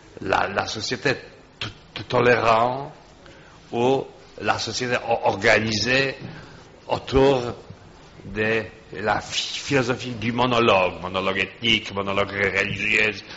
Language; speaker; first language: French; non-native, fluent; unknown